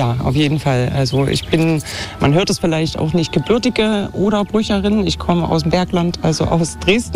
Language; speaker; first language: German; native; German